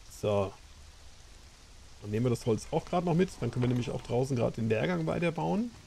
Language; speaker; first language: German; native; German